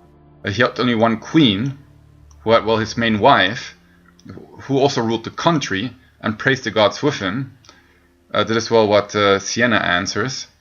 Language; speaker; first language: English; non-native, fluent; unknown